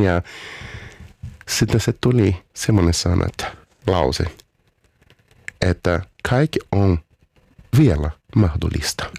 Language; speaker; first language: Finnish; non-native, learner; Portuguese